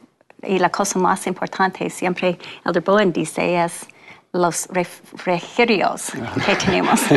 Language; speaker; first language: Spanish; non-native, fluent; English